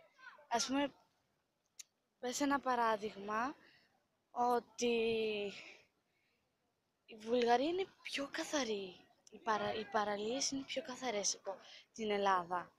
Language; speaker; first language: Greek; early bilingual, other home language; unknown